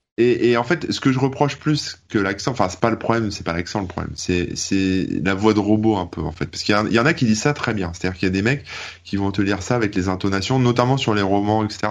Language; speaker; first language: French; native; French